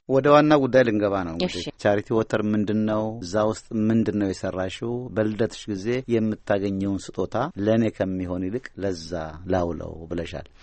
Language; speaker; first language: Amharic; native; Amharic